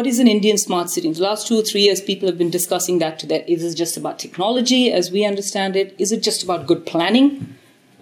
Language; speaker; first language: English; non-native, local second language; Tamil